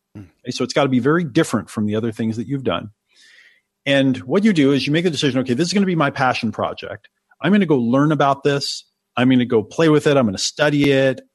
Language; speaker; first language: English; native; English